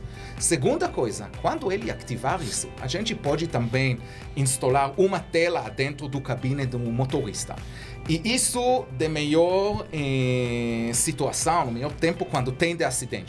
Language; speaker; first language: Portuguese; non-native, learner; Hebrew